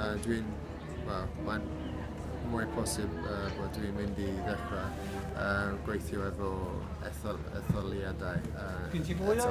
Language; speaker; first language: Welsh; non-native, learner; English